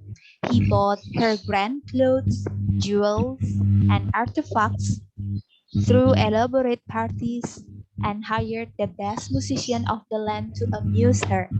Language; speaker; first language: English; non-native, fluent; Indonesian